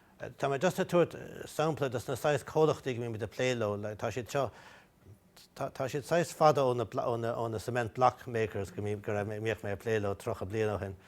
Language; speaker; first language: Irish; native; Irish